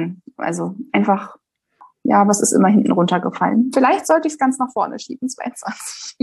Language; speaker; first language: German; native; German